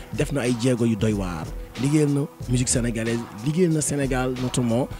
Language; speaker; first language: French; non-native, local second language; Wolof